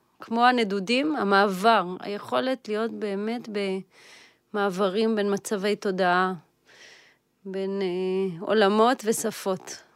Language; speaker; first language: Hebrew; early bilingual, other home language; Russian